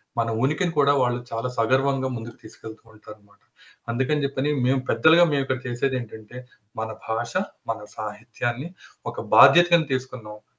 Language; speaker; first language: Telugu; native; Telugu